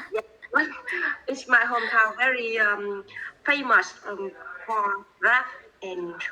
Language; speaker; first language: English; non-native, learner; Vietnamese